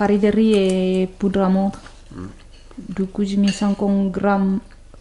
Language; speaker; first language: French; non-native, learner; Indonesian